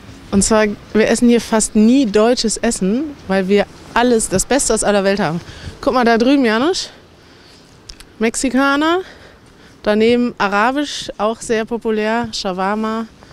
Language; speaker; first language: German; native; German